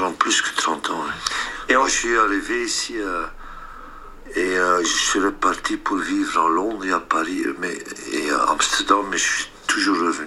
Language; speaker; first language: French; non-native, local second language; Dutch